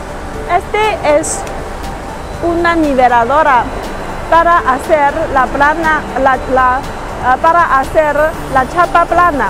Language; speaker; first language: Spanish; non-native, learner; Chinese